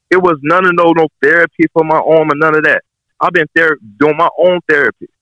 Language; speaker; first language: English; native; English